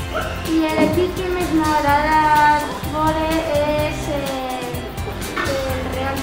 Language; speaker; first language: Catalan; non-native, local second language; Spanish